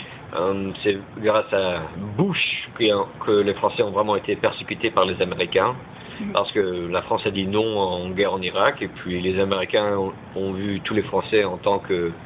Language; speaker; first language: French; early bilingual, heritage; French